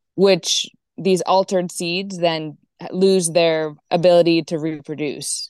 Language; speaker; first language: English; native; English